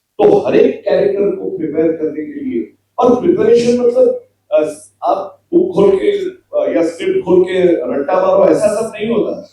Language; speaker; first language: Hindi; non-native, local second language; Gujarati